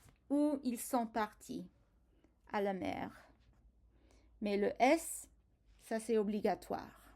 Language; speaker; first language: French; non-native, fluent; English